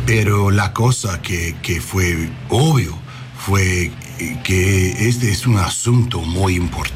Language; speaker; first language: Spanish; non-native, learner; English